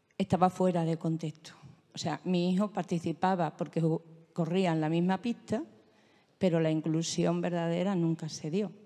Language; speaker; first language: Spanish; native; Spanish